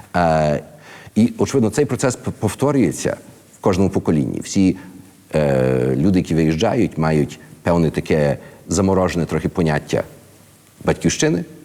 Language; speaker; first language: Ukrainian; early bilingual, heritage; Ukrainian